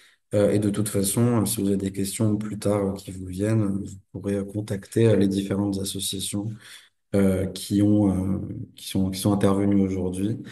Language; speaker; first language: French; native; French